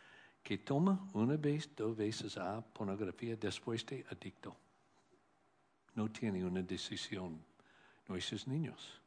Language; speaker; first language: Spanish; non-native, learner; English